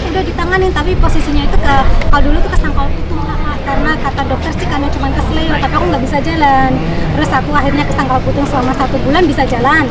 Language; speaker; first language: Indonesian; native; Indonesian